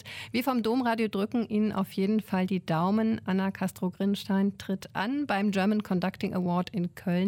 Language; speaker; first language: German; native; German